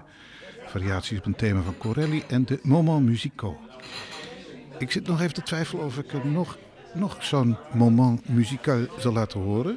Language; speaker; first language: Dutch; native; Dutch